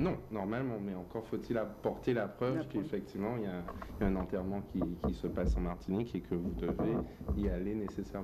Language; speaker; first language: French; native; French